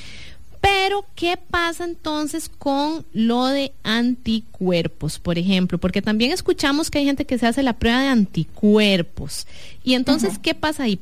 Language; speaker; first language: Spanish; native; Spanish